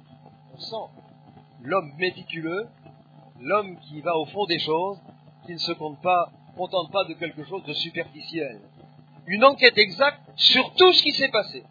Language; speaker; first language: French; native; French